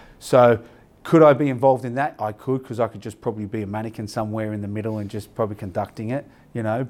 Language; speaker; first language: English; native; English